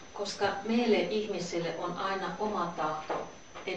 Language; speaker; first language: Finnish; non-native, learner; Russian